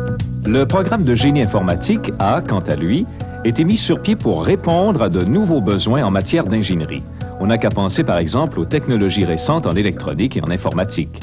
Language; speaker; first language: French; native; French